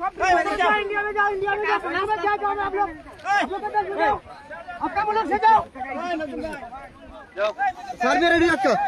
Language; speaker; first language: Hindi; non-native, learner; Bangla